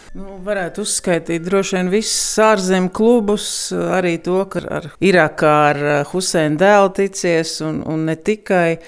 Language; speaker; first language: Latvian; native; Latvian